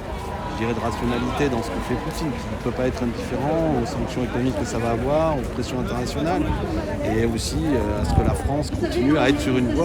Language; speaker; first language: French; native; French